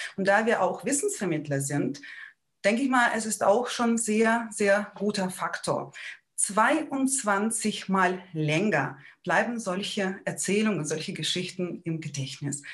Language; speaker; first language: German; non-native, fluent; Ukrainian